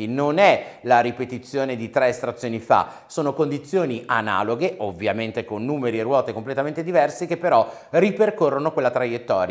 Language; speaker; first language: Italian; native; Italian